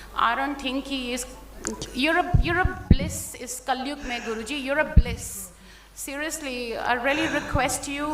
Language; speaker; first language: Hindi; native; Hindi